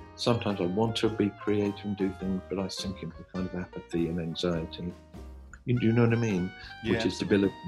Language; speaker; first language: English; native; English